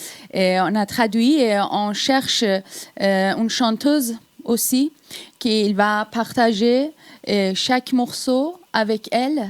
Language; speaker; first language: French; non-native, fluent; Persian